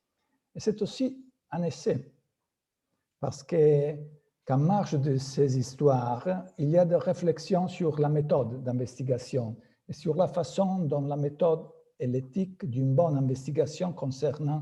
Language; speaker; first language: French; non-native, fluent; Italian